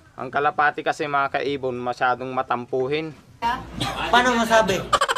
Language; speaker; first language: Filipino; native; Filipino